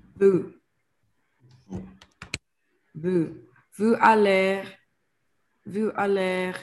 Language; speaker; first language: French; non-native, learner; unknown